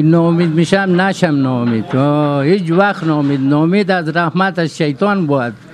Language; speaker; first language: Persian; native; Persian